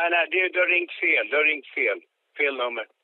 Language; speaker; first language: Swedish; native; Swedish